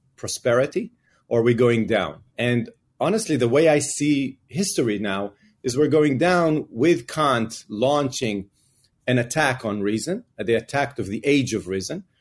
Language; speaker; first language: English; non-native, fluent; Hebrew